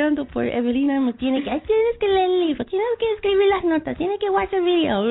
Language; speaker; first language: Spanish; early bilingual, heritage; Spanish